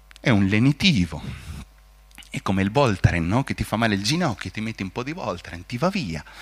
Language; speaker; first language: Italian; non-native, fluent; Spanish